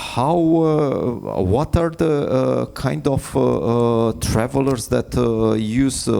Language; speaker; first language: English; non-native, fluent; Romanian